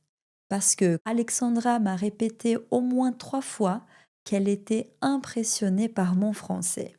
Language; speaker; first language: French; non-native, fluent; Portuguese